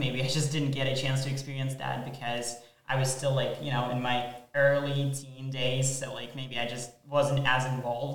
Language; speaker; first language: English; non-native, fluent; Ukrainian